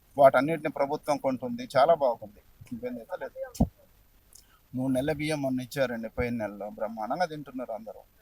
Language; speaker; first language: Telugu; native; Telugu